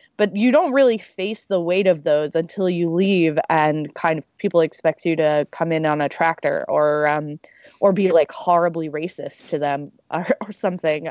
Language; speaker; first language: English; native; English